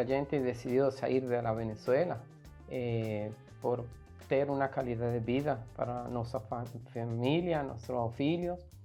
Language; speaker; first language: Portuguese; non-native, learner; Spanish